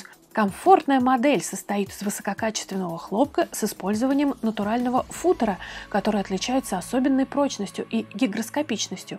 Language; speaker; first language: Russian; native; Russian